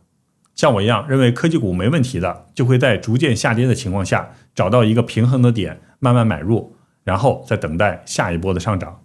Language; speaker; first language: Chinese; native; Chinese